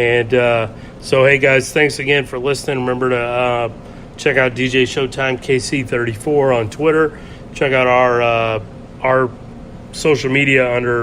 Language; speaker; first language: English; native; English